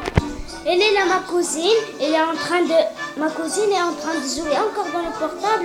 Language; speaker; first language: French; non-native, learner; Arabic